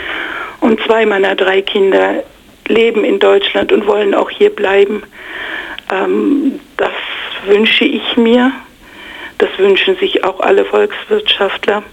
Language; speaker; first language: German; non-native, fluent; English